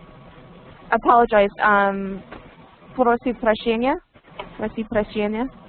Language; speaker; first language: Russian; non-native, learner; English